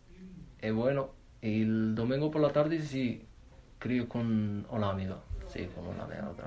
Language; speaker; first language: Spanish; non-native, learner; Arabic